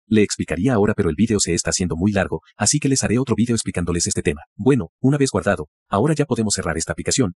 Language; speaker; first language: Spanish; native; Spanish